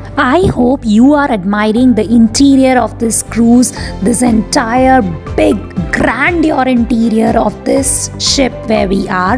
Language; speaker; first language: English; non-native, local second language; Hindi